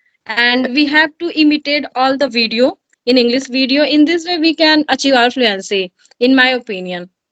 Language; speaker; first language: English; non-native, learner; Hindi